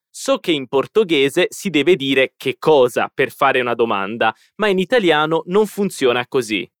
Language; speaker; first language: Italian; native; Italian